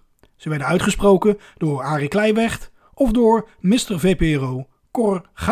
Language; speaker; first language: Dutch; native; Dutch